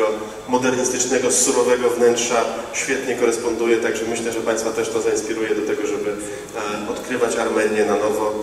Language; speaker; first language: Polish; native; Polish